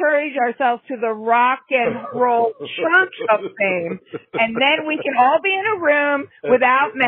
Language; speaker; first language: English; native; English